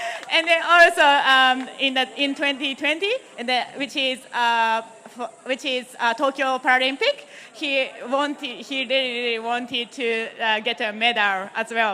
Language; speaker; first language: English; non-native, fluent; Japanese